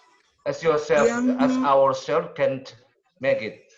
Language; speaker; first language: English; non-native, learner; Indonesian